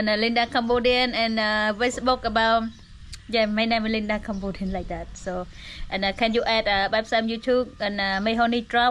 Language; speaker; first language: English; non-native, local second language; Khmer